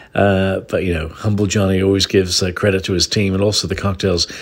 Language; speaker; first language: English; native; English